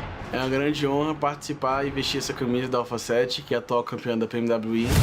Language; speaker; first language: Portuguese; native; Portuguese